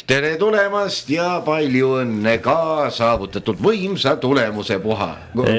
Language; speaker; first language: Estonian; native; Estonian